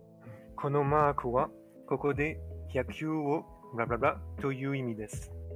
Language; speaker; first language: Japanese; non-native, learner; French